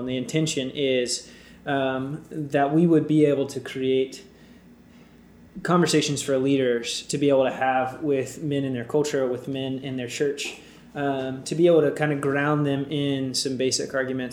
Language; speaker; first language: English; native; English